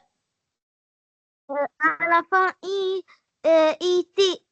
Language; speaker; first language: French; non-native, local second language; Arabic